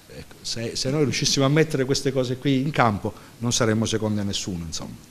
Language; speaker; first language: Italian; native; Italian